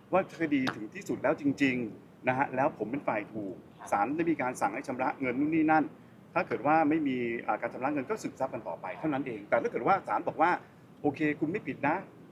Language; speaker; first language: Thai; native; Thai